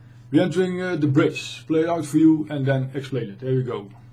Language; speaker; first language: English; non-native, fluent; Dutch